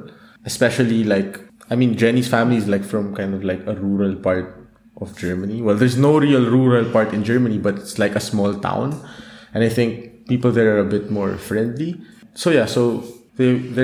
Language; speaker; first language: English; non-native, local second language; Filipino